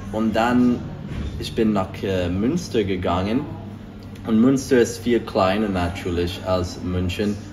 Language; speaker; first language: German; non-native, fluent; English